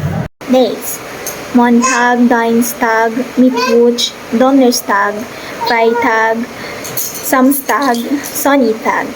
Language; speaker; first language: German; non-native, learner; Bikol